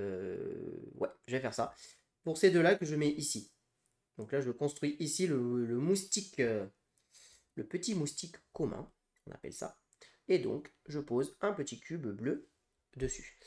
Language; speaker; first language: French; native; French